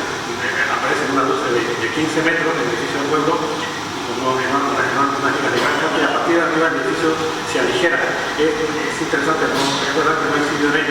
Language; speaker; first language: Spanish; native; Spanish